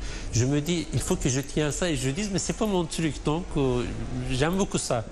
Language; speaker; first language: French; non-native, fluent; Turkish